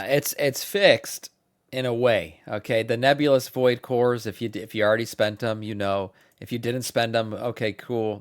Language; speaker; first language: English; native; English